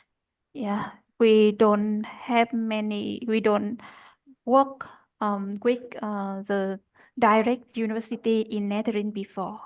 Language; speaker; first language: English; non-native, learner; Vietnamese